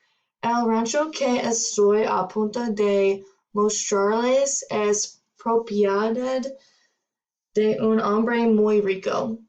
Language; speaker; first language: Spanish; non-native, learner; English